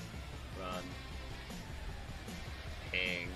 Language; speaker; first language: English; native; English